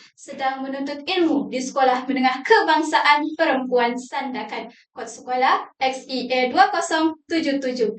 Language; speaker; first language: Malay; native; Malay